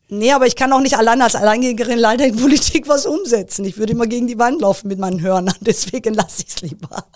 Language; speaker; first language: German; early bilingual, other home language; Persian